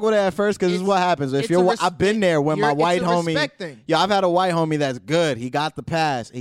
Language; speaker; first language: English; native; English